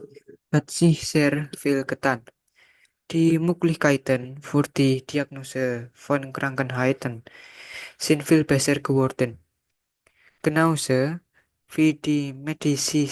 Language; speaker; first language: German; non-native, learner; Indonesian